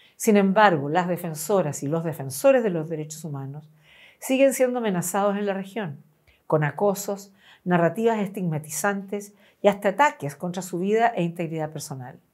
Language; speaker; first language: Spanish; native; Spanish